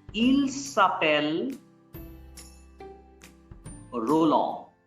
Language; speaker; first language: French; non-native, fluent; Bangla